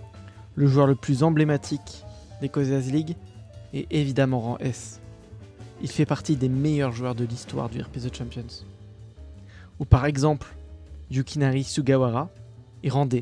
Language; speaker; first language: French; native; French